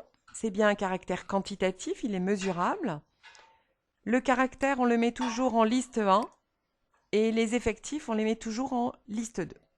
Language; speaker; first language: French; native; French